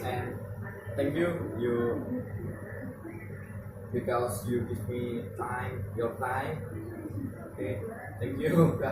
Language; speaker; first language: English; non-native, learner; Indonesian